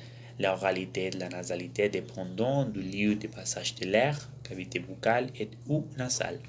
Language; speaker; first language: French; non-native, learner; Spanish